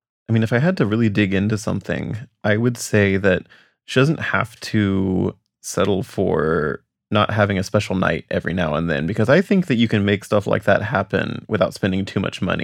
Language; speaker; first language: English; native; English